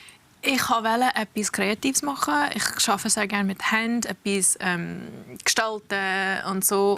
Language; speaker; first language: German; early bilingual, heritage; English